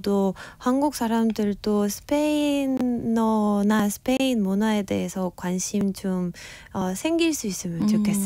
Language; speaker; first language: Korean; non-native, fluent; Spanish